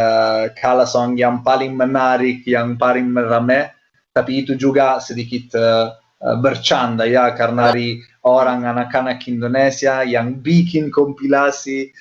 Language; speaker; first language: Indonesian; non-native, learner; Italian